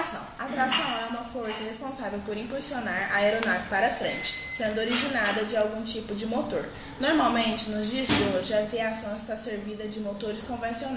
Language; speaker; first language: Portuguese; native; Portuguese